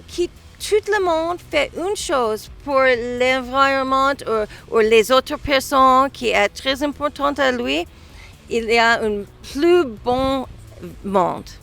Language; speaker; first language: French; non-native, learner; English